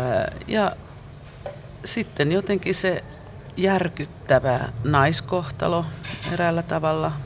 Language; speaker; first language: Finnish; native; Finnish